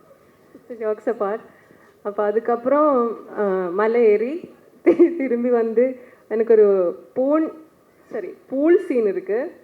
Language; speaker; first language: Tamil; non-native, learner; Malayalam